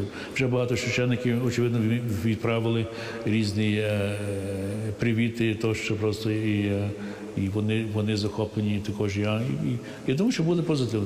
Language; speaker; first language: Ukrainian; early bilingual, heritage; English